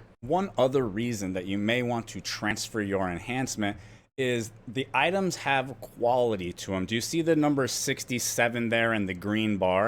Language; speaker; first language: English; native; English